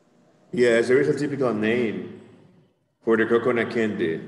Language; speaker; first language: English; non-native, fluent; Spanish